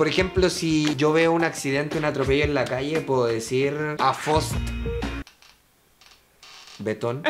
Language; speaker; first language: Spanish; native; Spanish